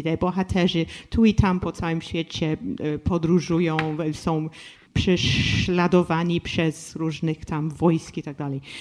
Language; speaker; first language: Polish; non-native, fluent; English